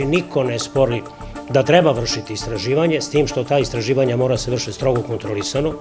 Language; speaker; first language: Serbian; native; Serbian